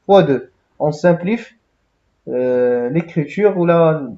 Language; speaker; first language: French; non-native, local second language; Arabic